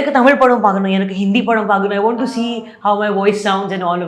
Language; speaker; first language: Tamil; non-native, learner; Hindi